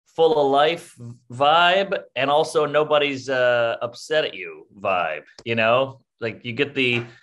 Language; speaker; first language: English; native; English